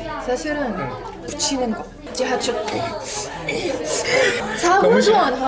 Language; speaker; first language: Korean; non-native, learner; Arabic